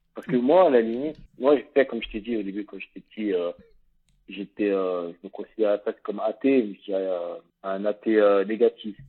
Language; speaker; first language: French; native; French